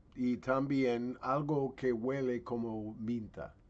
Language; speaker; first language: Spanish; non-native, learner; English